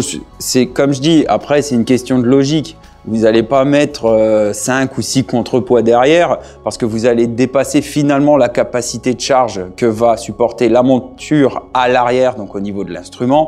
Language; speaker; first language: French; native; French